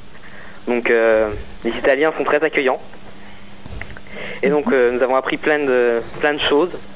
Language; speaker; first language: French; native; French